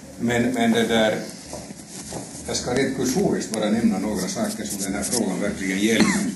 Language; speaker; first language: Swedish; native; Swedish